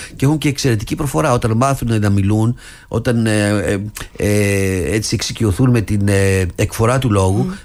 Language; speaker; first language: Greek; early bilingual, other home language; English